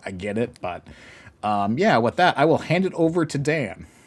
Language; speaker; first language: English; native; English